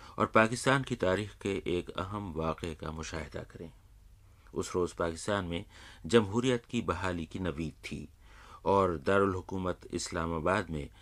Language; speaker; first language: Urdu; native; Urdu